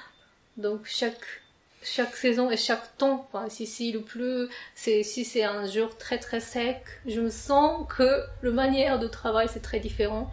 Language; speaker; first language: French; non-native, fluent; Japanese